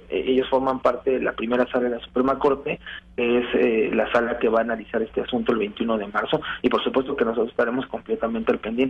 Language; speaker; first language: Spanish; native; Spanish